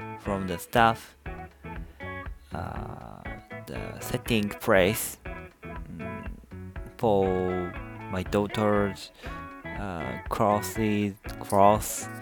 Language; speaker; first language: English; non-native, learner; Japanese